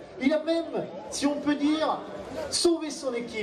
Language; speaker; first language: French; native; French